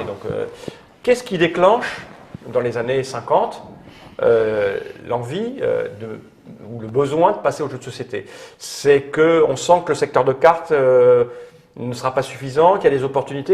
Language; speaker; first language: French; native; French